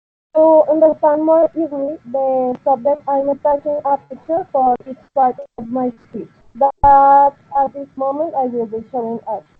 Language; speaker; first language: English; non-native, learner; Spanish